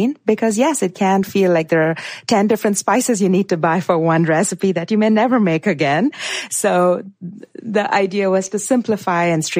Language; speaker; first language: English; non-native, local second language; Gujarati